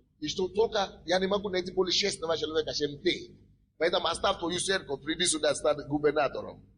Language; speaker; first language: Russian; non-native, fluent; Yoruba